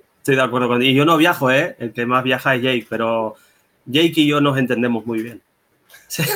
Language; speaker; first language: Spanish; native; Spanish